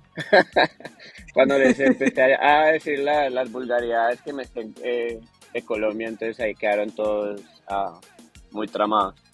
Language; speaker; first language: Spanish; native; Spanish